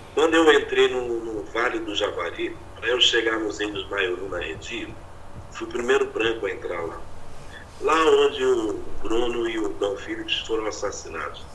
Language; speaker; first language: Portuguese; native; Portuguese